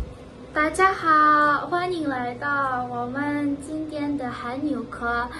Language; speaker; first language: Chinese; non-native, learner; Indonesian